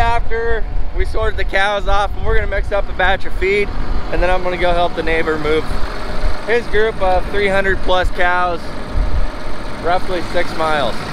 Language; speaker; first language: English; native; English